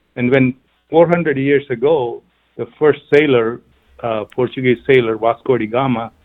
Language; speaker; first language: English; non-native, local second language; Malayalam